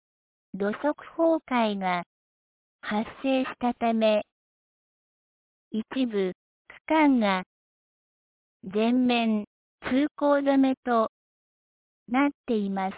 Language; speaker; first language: Japanese; native; Japanese